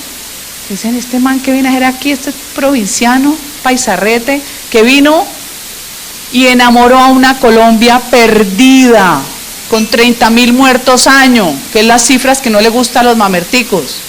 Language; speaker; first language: Spanish; native; Spanish